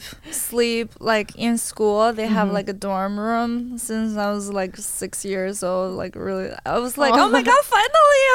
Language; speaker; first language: English; non-native, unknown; Chinese